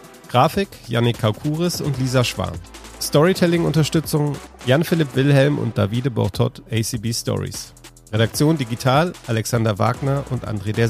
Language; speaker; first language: German; native; German